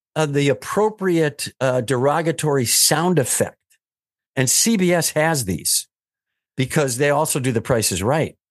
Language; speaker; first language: English; native; English